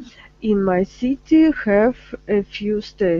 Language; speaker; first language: English; non-native, learner; Russian